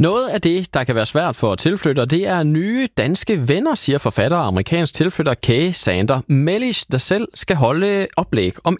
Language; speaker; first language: Danish; native; Danish